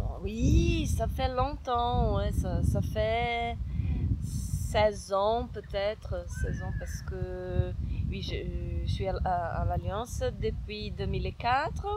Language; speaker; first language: French; non-native, fluent; Portuguese